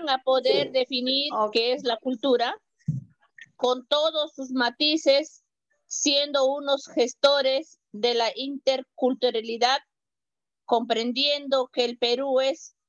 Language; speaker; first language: Spanish; native; Spanish